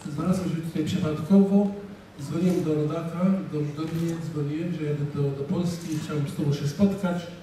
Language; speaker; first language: Polish; non-native, fluent; Assyrian Neo-Aramaic